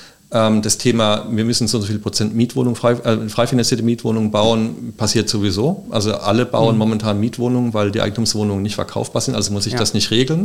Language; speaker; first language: German; native; German